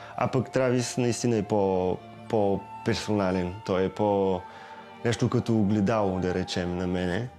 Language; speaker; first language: Bulgarian; early bilingual, heritage; Bulgarian